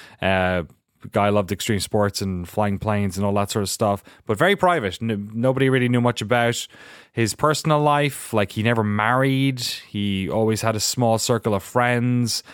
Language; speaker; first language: English; native; English